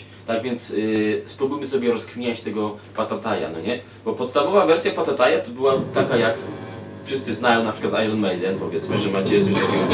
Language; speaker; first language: Polish; native; Polish